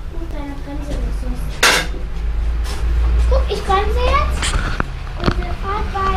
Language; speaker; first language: German; native; German